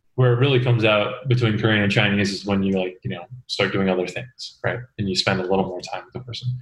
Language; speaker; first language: English; early bilingual, other home language; Korean